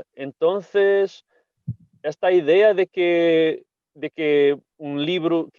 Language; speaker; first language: Spanish; non-native, fluent; Portuguese